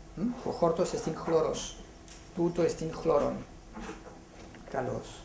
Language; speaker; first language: Greek; non-native, fluent; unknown